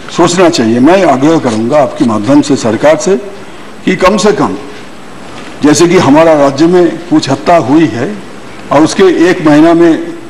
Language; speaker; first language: Hindi; non-native, local second language; Bangla